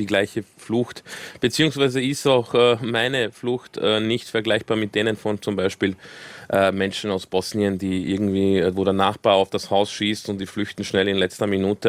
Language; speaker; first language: German; early bilingual, other home language; Croatian